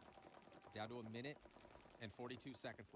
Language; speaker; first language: English; native; English